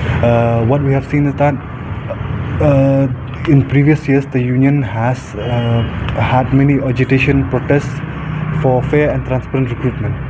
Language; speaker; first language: English; non-native, local second language; Khasi